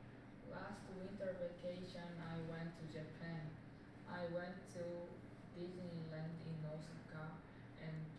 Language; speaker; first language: English; non-native, learner; Korean